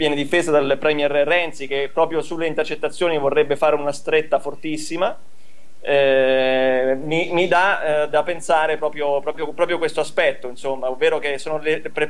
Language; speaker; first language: Italian; native; Italian